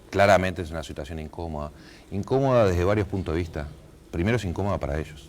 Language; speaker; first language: Spanish; native; Spanish